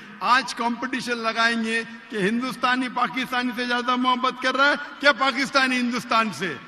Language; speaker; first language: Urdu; non-native, local second language; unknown